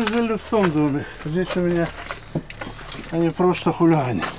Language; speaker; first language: Russian; native; Russian